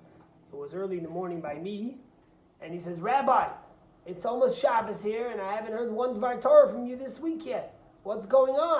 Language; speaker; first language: English; native; English